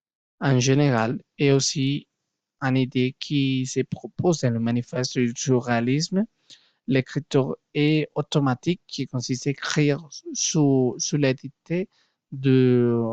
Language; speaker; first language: French; non-native, learner; Spanish